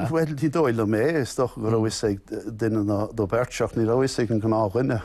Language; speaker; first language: Irish; non-native, local second language; English